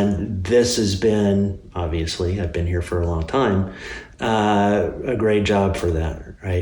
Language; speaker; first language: English; native; English